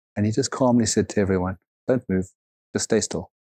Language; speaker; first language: English; native; English